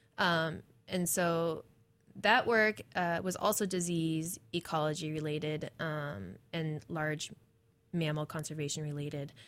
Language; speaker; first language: English; native; English